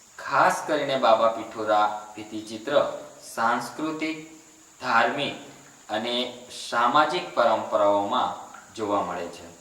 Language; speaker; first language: Gujarati; non-native, local second language; Rathawi